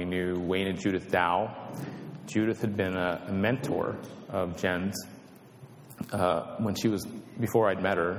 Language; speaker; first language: English; native; English